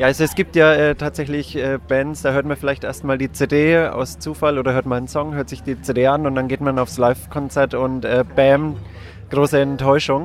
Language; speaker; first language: German; native; German